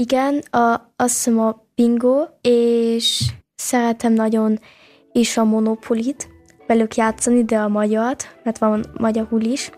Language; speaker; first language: Hungarian; early bilingual, heritage; German